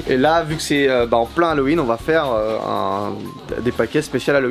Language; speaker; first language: French; native; French